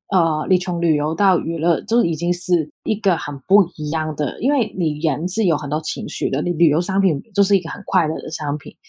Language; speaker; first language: Chinese; non-native, local second language; Cantonese